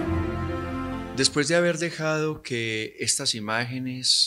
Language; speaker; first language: Spanish; native; Spanish